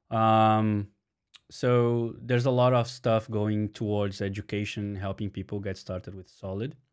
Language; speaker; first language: English; non-native, fluent; Portuguese